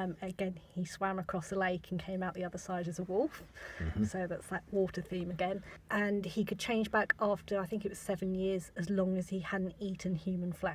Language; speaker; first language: English; native; English